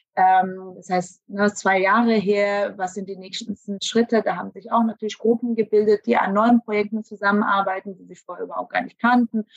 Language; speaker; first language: German; native; German